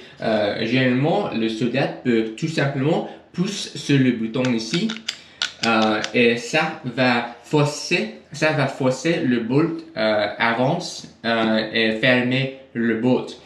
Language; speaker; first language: French; non-native, learner; English